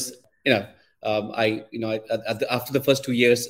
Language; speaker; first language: English; non-native, local second language; Malayalam